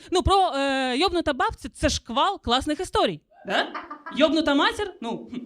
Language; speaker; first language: Ukrainian; non-native, local second language; Russian